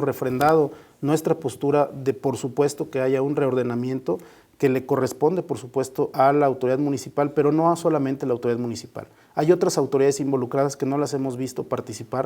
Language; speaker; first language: Spanish; native; Spanish